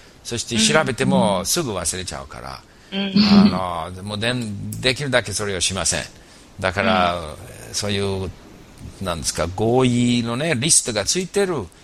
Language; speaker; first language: Japanese; non-native, fluent; English